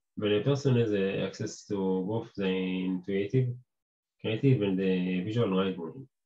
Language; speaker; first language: English; non-native, fluent; Hebrew